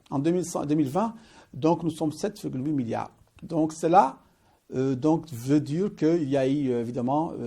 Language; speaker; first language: French; non-native, local second language; Arabic